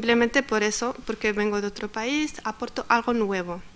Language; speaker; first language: Spanish; non-native, fluent; Arabic